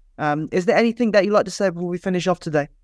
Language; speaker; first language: English; native; English